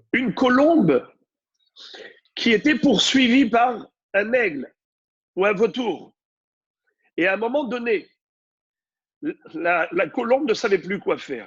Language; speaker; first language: French; native; French